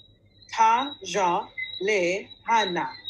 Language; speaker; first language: Chinese; non-native, learner; English